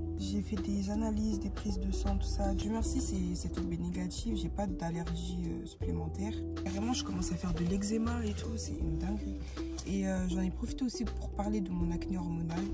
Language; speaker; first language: French; native; French